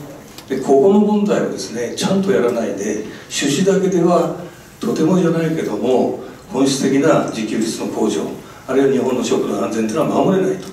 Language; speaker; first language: Japanese; native; Japanese